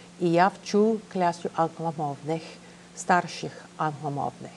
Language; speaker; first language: Ukrainian; early bilingual, heritage; English